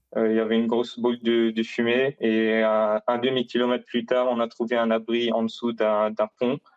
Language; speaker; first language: French; non-native, fluent; Hebrew